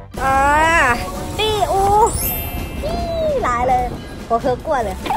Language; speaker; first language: Chinese; non-native, learner; Thai